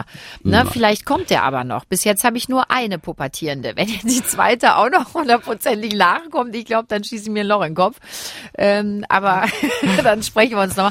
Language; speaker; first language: German; native; German